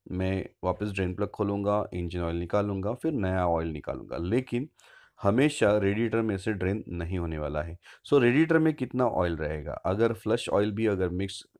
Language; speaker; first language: Hindi; non-native, local second language; Marathi